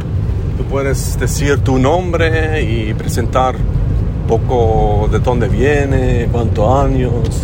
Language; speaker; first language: Spanish; non-native, learner; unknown